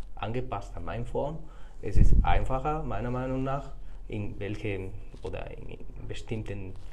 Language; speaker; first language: German; non-native, fluent; Spanish